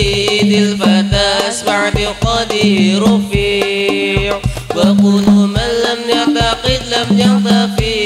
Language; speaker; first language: Arabic; non-native, learner; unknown